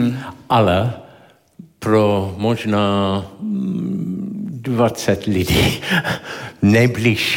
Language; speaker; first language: Czech; non-native, learner; English